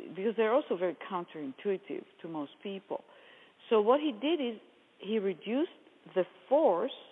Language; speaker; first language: English; non-native, fluent; Hebrew